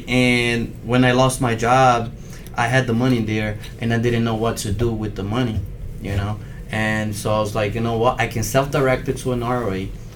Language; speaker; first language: English; native; English